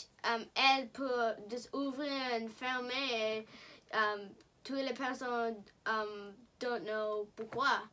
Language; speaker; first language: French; non-native, local second language; English